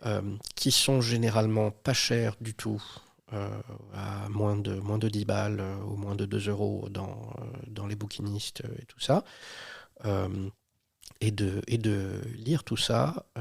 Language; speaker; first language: French; native; French